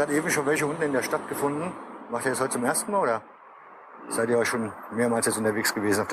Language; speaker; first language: German; native; German